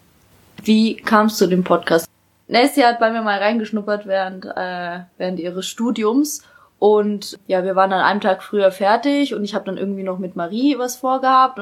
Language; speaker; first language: German; early bilingual, other home language; Polish